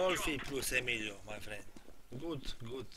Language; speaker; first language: English; non-native, learner; Polish